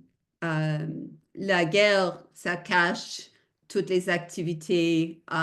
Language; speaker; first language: French; non-native, fluent; English